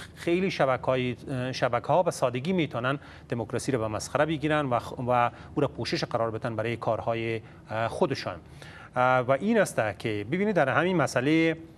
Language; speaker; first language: Persian; native; Persian